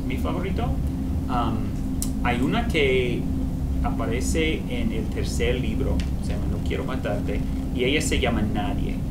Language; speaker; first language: Spanish; non-native, fluent; English